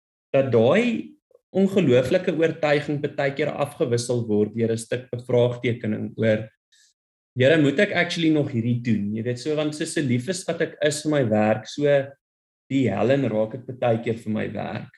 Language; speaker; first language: Afrikaans; native; Afrikaans